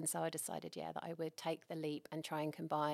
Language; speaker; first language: English; native; English